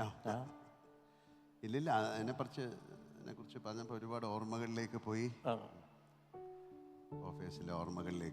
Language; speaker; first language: Malayalam; native; Malayalam